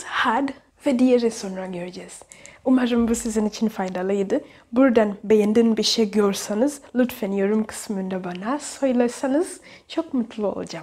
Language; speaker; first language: Turkish; non-native, fluent; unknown